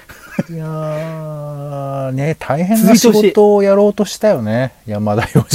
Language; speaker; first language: Japanese; native; Japanese